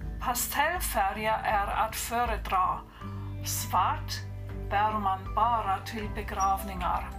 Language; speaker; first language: Swedish; non-native, fluent; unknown